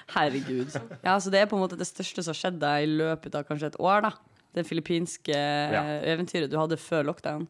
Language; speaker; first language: Norwegian; native; Norwegian